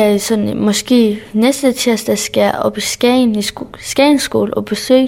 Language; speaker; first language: Danish; early bilingual, other home language; Kurdish